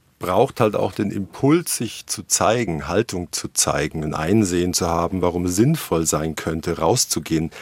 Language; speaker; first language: German; native; German